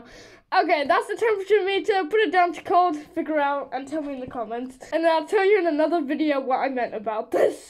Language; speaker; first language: English; native; English